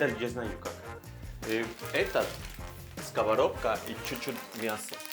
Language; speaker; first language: Russian; non-native, learner; Spanish